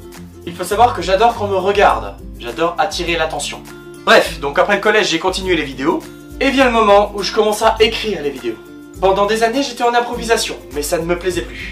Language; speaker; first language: French; native; French